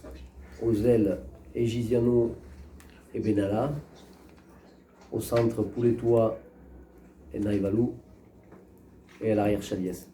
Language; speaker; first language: French; native; French